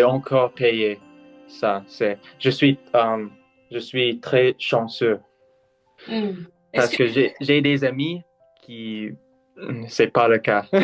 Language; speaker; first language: French; non-native, learner; English